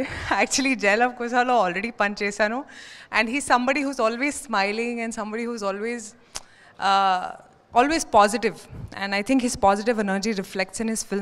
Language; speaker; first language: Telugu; non-native, fluent; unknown